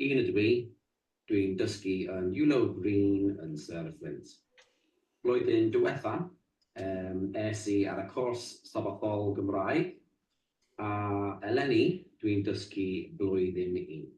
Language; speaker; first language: Welsh; non-native, learner; English